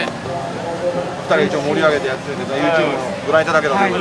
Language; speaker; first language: Japanese; native; Japanese